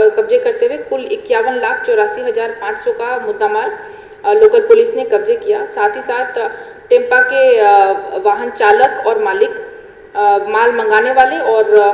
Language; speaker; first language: Hindi; non-native, local second language; Gujarati